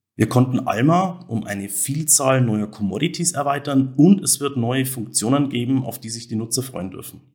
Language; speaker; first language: German; native; German